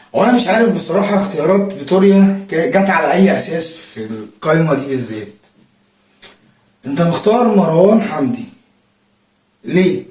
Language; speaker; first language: Arabic; native; Arabic